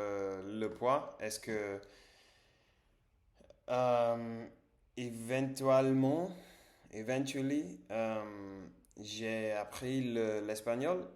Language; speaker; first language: French; non-native, learner; English